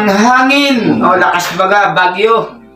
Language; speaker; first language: Filipino; non-native, local second language; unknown